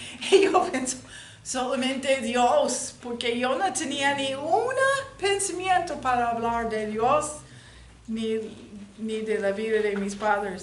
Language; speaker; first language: Spanish; non-native, learner; English